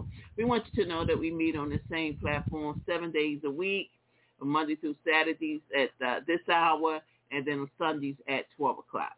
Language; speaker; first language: English; native; English